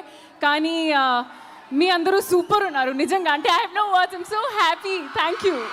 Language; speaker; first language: Telugu; non-native, learner; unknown